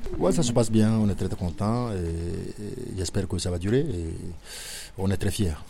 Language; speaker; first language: French; non-native, local second language; Ewe